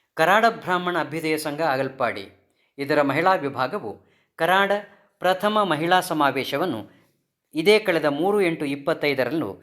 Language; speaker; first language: Kannada; non-native, local second language; Marathi